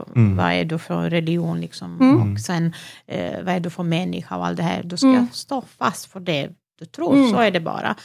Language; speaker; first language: Swedish; non-native, fluent; Serbian